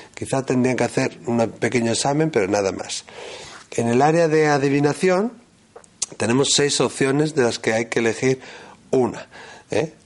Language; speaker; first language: Spanish; native; Spanish